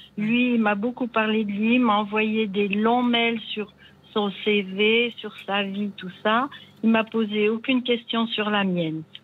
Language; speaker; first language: French; native; French